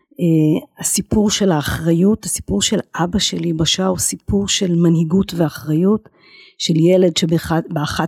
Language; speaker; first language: Hebrew; native; Hebrew